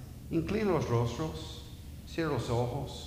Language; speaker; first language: Spanish; non-native, fluent; English